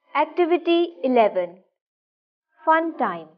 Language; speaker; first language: English; non-native, local second language; Gujarati